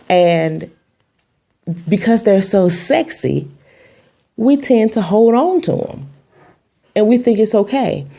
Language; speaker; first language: English; native; English